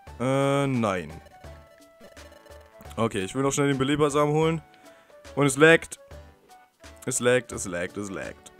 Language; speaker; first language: German; native; German